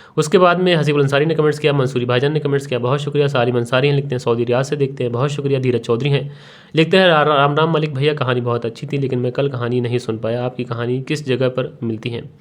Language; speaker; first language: Hindi; native; Hindi